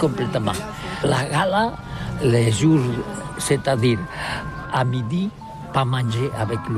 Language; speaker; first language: French; non-native, learner; Catalan